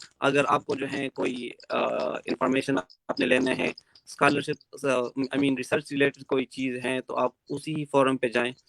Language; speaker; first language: Urdu; non-native, local second language; Pashto